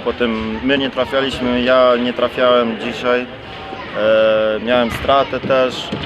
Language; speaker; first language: Polish; non-native, fluent; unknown